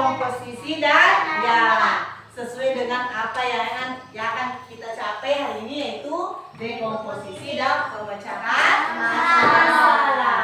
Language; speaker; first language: Indonesian; native; Indonesian